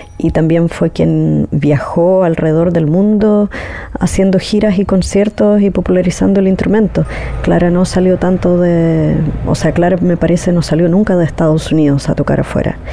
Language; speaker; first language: Spanish; native; Spanish